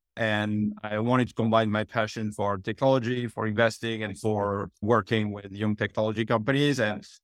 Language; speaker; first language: English; non-native, fluent; French